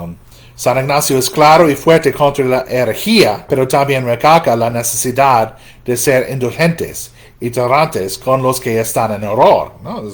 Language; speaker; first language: Spanish; non-native, fluent; English